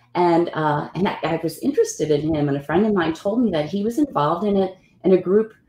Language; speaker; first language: English; native; English